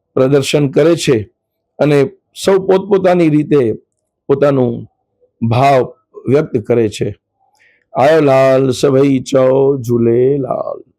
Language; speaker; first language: Gujarati; non-native, local second language; Sindhi